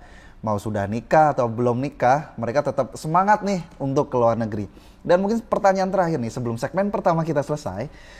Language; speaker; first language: Indonesian; native; Indonesian